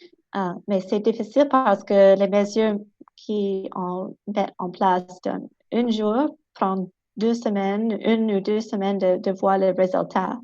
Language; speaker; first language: French; non-native, local second language; English